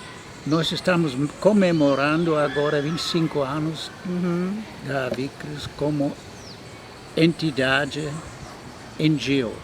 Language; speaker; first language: Portuguese; non-native, fluent; German